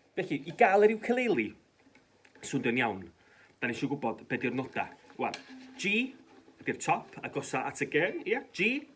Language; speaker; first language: Welsh; native; Welsh